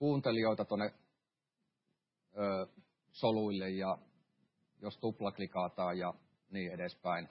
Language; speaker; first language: Finnish; native; Finnish